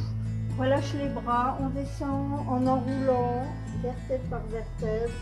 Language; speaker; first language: French; native; French